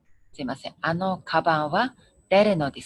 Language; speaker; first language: Japanese; non-native, fluent; Mongolian